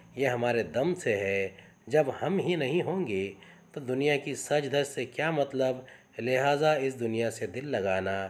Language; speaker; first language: Urdu; native; Urdu